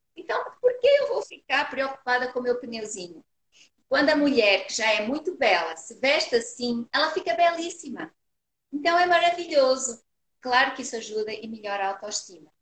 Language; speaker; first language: Portuguese; native; Portuguese